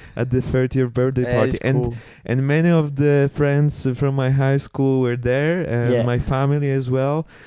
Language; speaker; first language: English; non-native, fluent; Polish